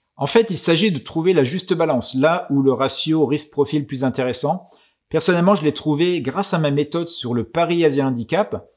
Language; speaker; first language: French; native; French